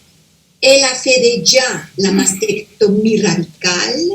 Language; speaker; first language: French; non-native, fluent; Spanish